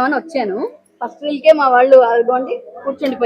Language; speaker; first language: Telugu; non-native, local second language; Bangla